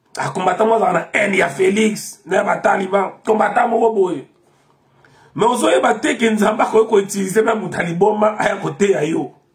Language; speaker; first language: Lingala; non-native, local second language; Kongo